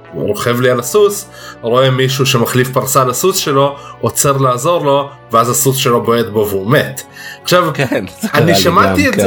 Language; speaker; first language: Hebrew; early bilingual, other home language; Russian